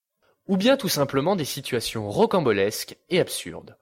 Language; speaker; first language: French; native; French